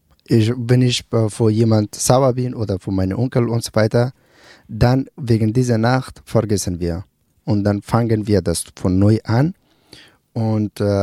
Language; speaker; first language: German; non-native, learner; Persian